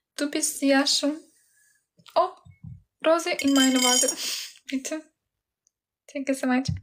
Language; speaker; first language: German; non-native, learner; Ukrainian